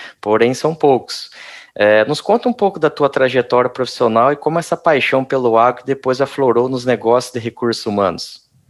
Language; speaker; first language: Portuguese; native; Portuguese